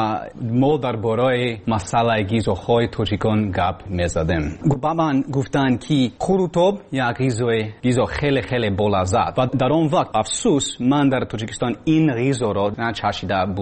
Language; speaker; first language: Persian; non-native, learner; English